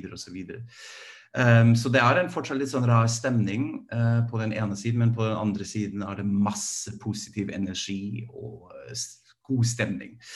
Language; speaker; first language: Norwegian; non-native, fluent; German